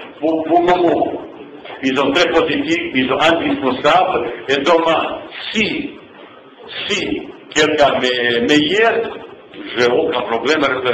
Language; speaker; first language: French; non-native, fluent; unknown